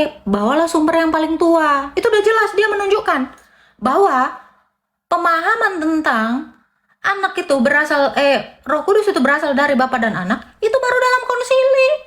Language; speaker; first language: Indonesian; native; Indonesian